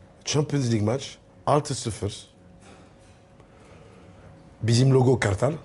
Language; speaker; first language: Turkish; non-native, learner; French